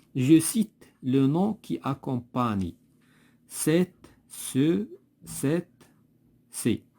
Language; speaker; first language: French; non-native, local second language; Arabic